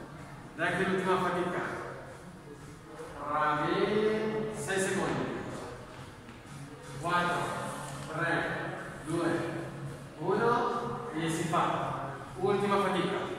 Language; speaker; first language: Italian; native; Italian